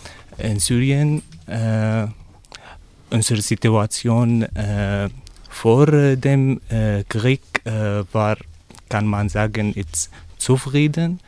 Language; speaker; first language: German; non-native, learner; Arabic